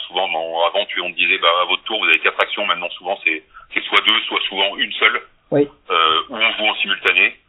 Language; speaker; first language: French; native; French